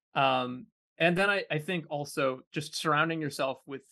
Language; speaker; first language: English; native; English